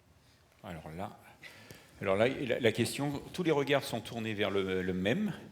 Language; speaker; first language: French; native; French